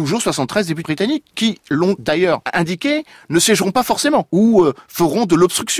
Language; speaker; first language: French; native; French